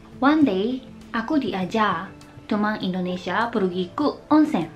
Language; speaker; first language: Indonesian; non-native, fluent; Japanese